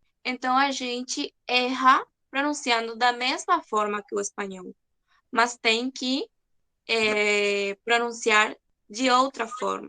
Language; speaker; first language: Portuguese; non-native, fluent; Spanish